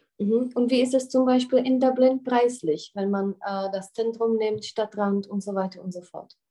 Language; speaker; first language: German; non-native, fluent; Czech